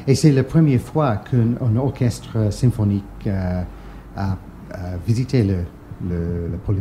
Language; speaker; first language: French; non-native, fluent; English